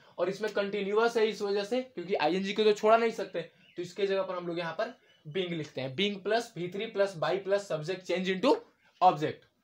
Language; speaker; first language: Hindi; native; Hindi